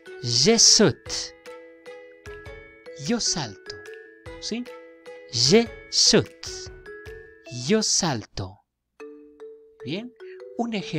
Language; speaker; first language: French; non-native, learner; Spanish